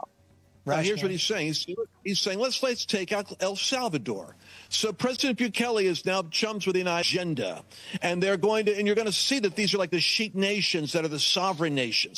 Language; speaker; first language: English; native; English